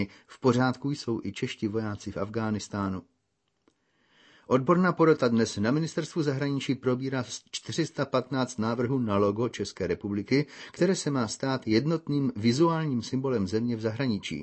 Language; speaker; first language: Czech; native; Czech